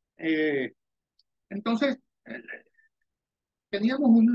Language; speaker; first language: Spanish; native; Spanish